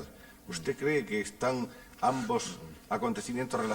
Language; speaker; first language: Spanish; native; Spanish